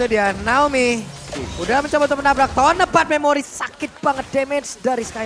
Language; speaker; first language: Indonesian; native; Indonesian